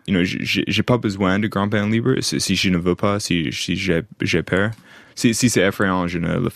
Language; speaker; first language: French; non-native, fluent; English